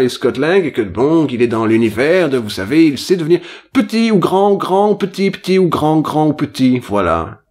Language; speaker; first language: French; native; French